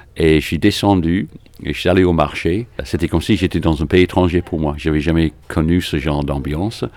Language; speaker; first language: French; non-native, fluent; English